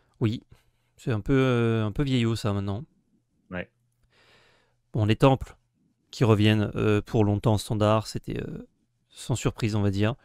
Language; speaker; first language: French; native; French